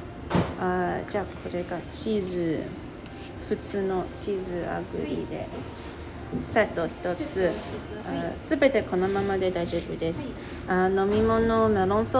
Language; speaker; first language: Japanese; non-native, learner; English